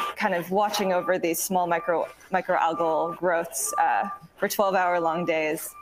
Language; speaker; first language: English; native; English